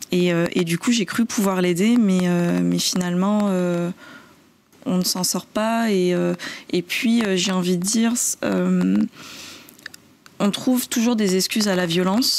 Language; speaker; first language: French; native; French